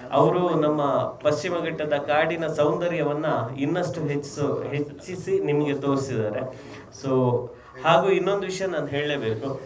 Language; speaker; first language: Kannada; native; Kannada